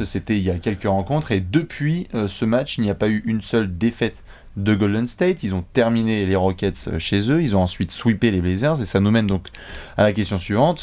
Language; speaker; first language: French; native; French